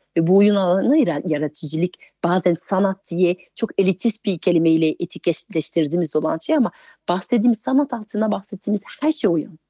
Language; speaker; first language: Turkish; non-native, fluent; French